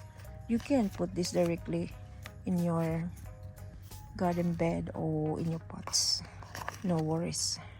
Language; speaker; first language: English; non-native, fluent; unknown